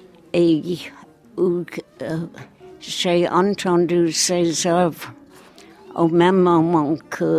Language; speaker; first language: French; non-native, fluent; English